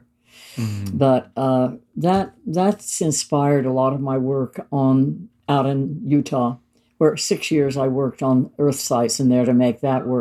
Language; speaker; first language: English; native; English